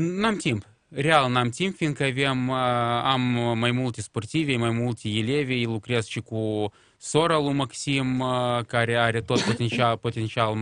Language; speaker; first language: Romanian; non-native, local second language; Russian